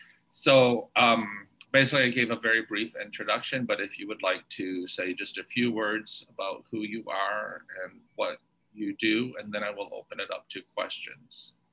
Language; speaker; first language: English; native; English